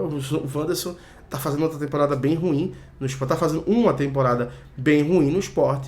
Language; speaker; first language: Portuguese; native; Portuguese